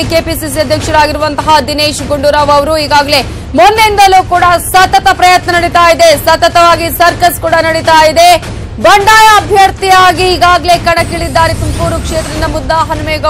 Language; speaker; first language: Kannada; native; Kannada